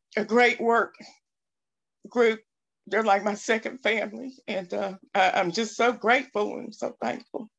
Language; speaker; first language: English; native; English